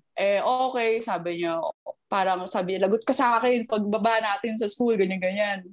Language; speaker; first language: Filipino; early bilingual, heritage; Filipino